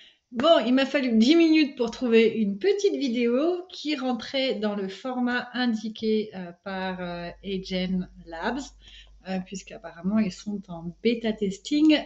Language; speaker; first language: French; native; French